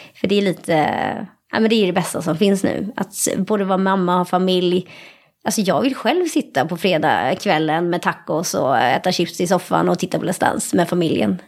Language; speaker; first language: Swedish; native; Swedish